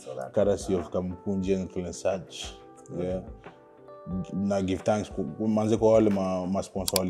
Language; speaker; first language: Swahili; native; Swahili